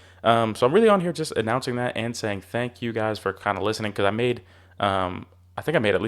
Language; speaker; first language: English; native; English